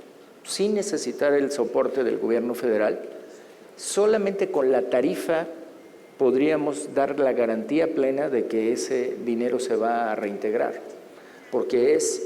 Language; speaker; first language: Spanish; native; Spanish